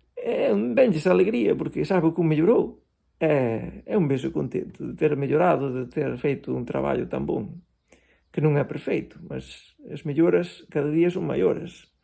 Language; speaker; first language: Galician; non-native, local second language; Spanish